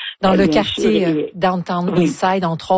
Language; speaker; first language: French; native; French